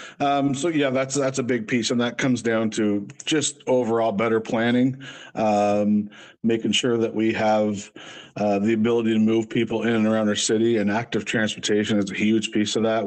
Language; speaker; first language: English; native; English